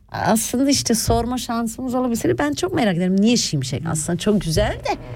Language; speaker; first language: Turkish; early bilingual, heritage; Turkish